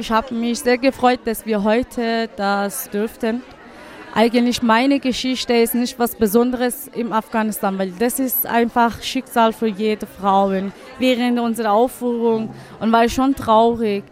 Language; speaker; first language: German; non-native, fluent; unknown